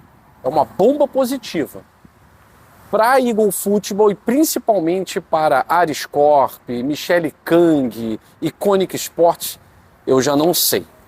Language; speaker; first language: Portuguese; native; Portuguese